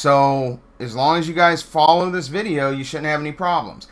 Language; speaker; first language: English; native; English